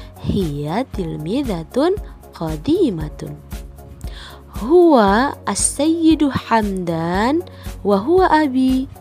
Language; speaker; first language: Arabic; non-native, fluent; Indonesian